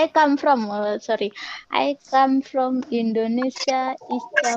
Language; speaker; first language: English; non-native, learner; Indonesian